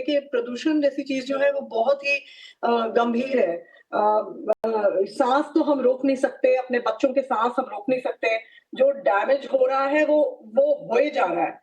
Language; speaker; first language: Hindi; native; Hindi